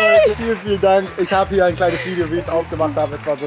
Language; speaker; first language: German; native; German